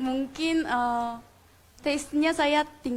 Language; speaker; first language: Indonesian; non-native, fluent; Korean